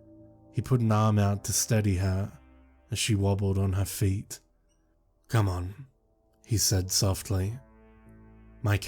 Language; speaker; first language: English; native; English